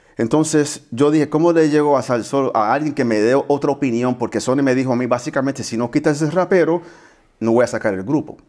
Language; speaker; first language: Spanish; early bilingual, heritage; Spanish